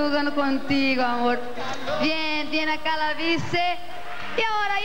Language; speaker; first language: Spanish; non-native, fluent; Portuguese